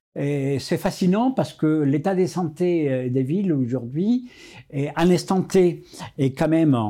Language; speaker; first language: French; non-native, fluent; Spanish